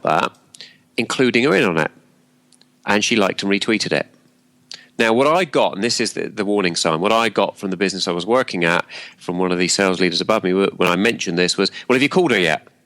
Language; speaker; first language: English; native; English